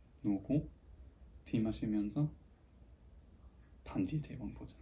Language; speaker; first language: Korean; non-native, fluent; German